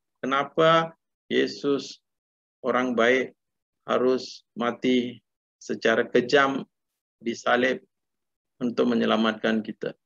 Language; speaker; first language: Malay; non-native, local second language; Tamil